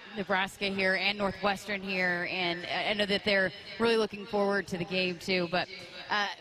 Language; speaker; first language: English; native; English